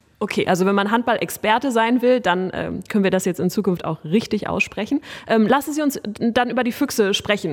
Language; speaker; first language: German; native; German